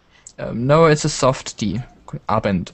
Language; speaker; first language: English; non-native, learner; German